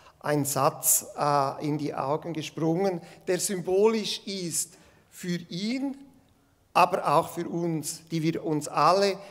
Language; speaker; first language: German; non-native, local second language; Romansh